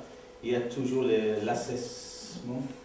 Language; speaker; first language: French; non-native, learner; English